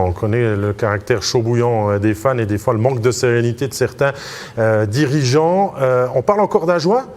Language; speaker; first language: French; native; French